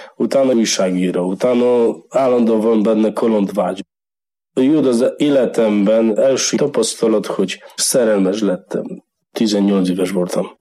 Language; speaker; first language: Hungarian; non-native, learner; Polish